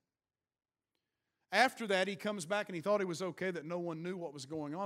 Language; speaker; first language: English; native; English